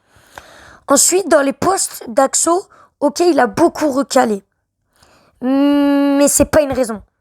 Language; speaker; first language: French; native; French